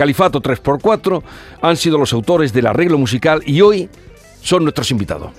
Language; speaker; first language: Spanish; native; Spanish